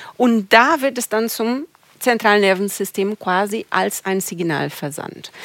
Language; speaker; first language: German; non-native, fluent; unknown